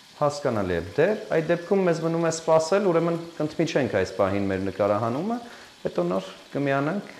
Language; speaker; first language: Armenian; native; Armenian